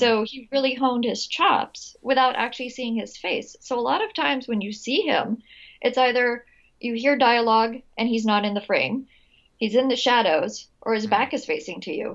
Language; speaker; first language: English; non-native, local second language; Filipino